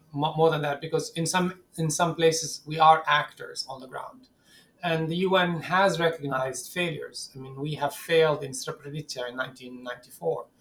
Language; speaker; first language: English; non-native, fluent; Arabic